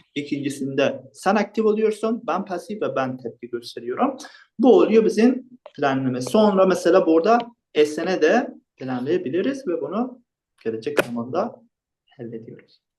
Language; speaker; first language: Turkish; non-native, fluent; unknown